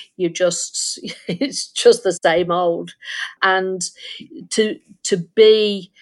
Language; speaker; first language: English; native; English